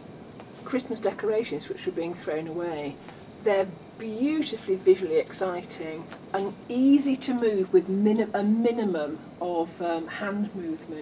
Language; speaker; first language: English; native; English